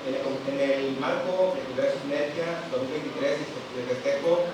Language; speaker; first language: Spanish; native; Spanish